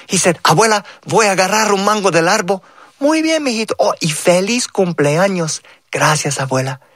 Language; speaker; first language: Spanish; early bilingual, heritage; Spanish